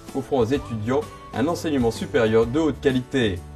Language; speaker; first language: French; native; French